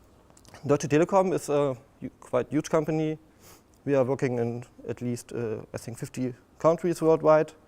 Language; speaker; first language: English; non-native, fluent; German